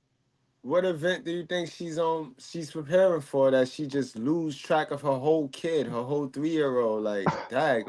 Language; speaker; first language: English; native; English